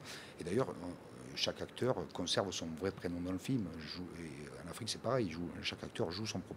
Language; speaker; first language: French; native; French